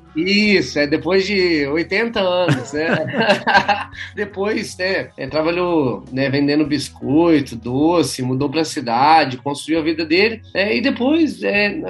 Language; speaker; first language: Portuguese; native; Portuguese